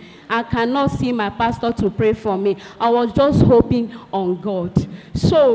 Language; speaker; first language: English; non-native, local second language; Igbo